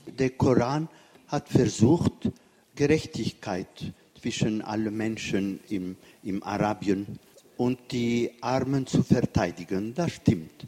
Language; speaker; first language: German; non-native, fluent; Arabic